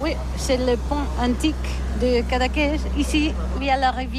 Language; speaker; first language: French; non-native, learner; Catalan